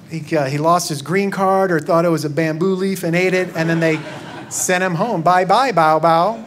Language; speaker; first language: English; native; English